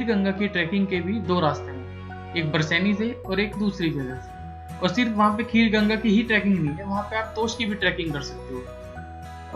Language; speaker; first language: Hindi; native; Hindi